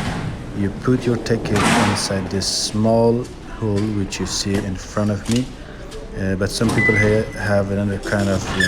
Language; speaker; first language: English; non-native, fluent; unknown